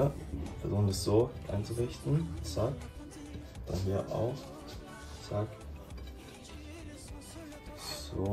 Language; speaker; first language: German; native; German